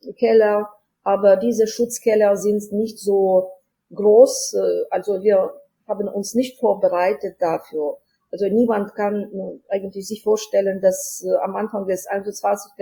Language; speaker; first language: German; non-native, fluent; Ukrainian